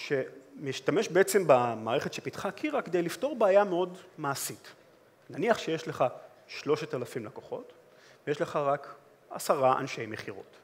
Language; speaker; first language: Hebrew; native; Hebrew